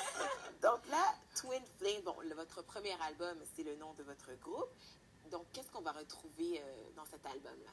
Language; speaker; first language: French; native; French